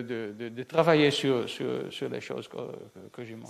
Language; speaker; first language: French; non-native, fluent; Dutch